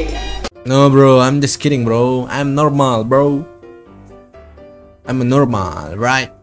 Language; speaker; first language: English; non-native, learner; Indonesian